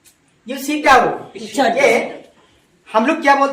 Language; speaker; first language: Hindi; non-native, local second language; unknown